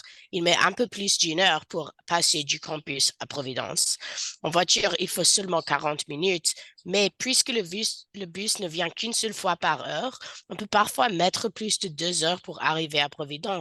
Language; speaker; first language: French; non-native, fluent; English